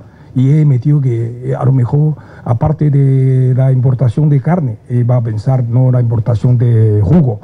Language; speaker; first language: Spanish; non-native, learner; Chinese